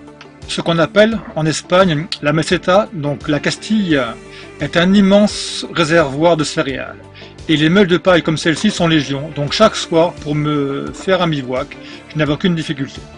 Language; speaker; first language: French; native; French